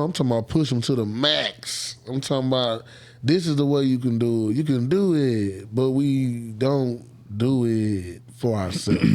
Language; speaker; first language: English; native; English